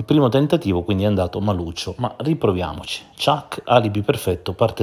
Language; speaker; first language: Italian; native; Italian